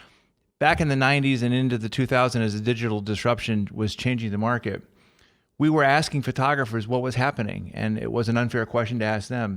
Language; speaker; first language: English; native; English